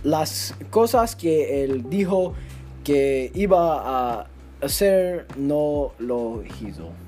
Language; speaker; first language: Spanish; non-native, learner; English